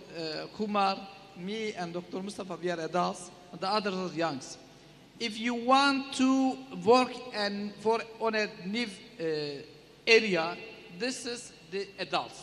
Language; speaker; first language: English; non-native, learner; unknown